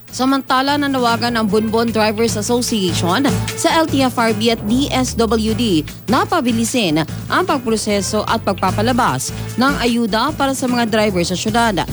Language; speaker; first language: Filipino; non-native, local second language; Cebuano